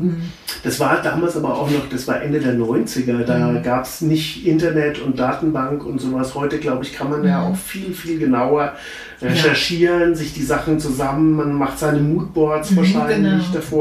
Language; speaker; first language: German; native; German